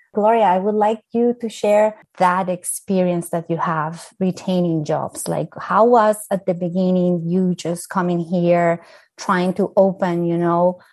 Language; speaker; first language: English; non-native, fluent; Spanish